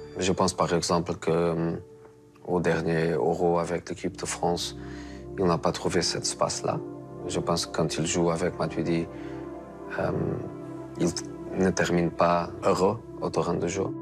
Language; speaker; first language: French; non-native, fluent; Portuguese